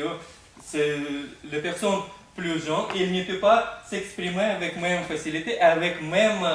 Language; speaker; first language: French; non-native, fluent; Russian